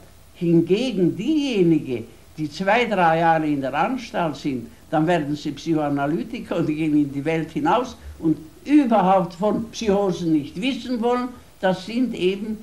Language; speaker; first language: German; non-native, fluent; Hungarian